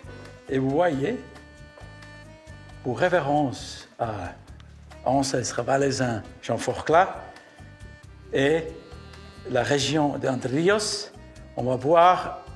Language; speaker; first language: French; early bilingual, heritage; Spanish